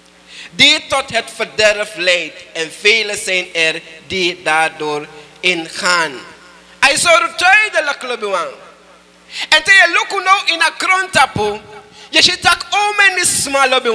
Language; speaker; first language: Dutch; non-native, local second language; Sranan Tongo